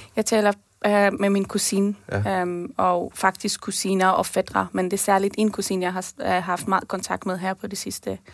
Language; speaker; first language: Danish; early bilingual, other home language; Persian